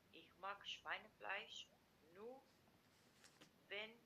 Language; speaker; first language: German; non-native, learner; Macedonian